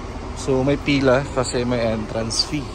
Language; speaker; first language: Filipino; native; Filipino